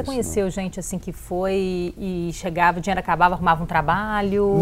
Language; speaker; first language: Portuguese; native; Portuguese